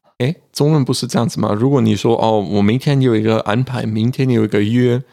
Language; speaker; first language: Chinese; non-native, fluent; German